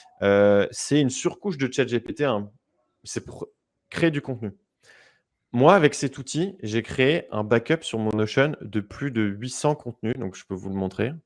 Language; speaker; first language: French; native; French